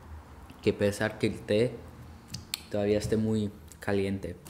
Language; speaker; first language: Spanish; early bilingual, heritage; Spanish